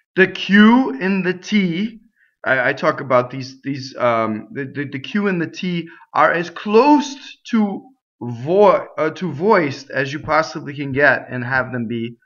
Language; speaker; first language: English; native; English